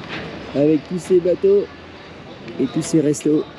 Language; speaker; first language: French; native; French